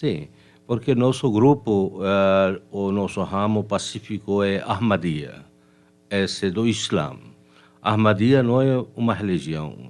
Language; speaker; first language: Portuguese; non-native, fluent; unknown